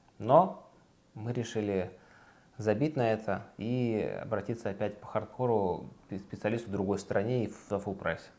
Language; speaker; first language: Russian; native; Russian